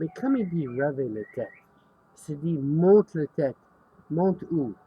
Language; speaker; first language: French; non-native, learner; English